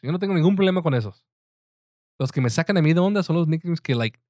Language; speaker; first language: Spanish; early bilingual, heritage; Spanish